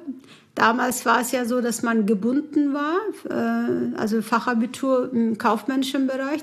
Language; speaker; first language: German; early bilingual, other home language; Turkish